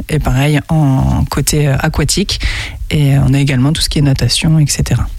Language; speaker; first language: French; native; French